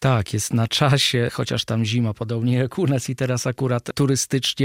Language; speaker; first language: Polish; native; Polish